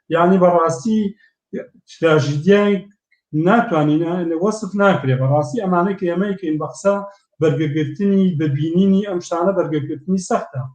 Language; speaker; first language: Central Kurdish; native; Central Kurdish